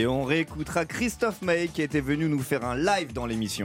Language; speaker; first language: French; native; French